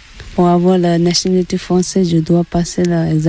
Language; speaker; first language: French; non-native, learner; Tibetan